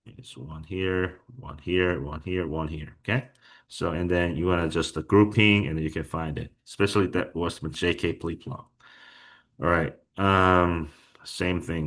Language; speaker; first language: English; non-native, fluent; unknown